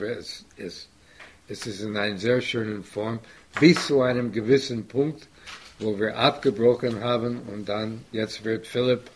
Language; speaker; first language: German; non-native, fluent; English